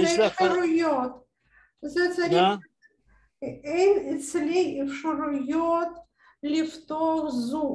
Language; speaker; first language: Hebrew; non-native, learner; Russian